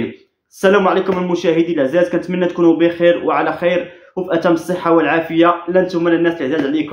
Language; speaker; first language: Arabic; native; Arabic